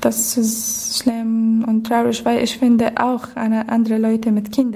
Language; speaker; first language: German; non-native, learner; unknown